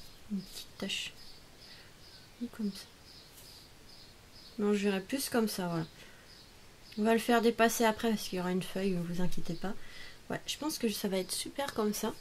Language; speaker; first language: French; native; French